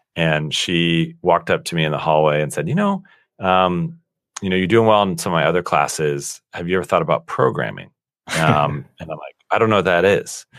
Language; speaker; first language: English; native; English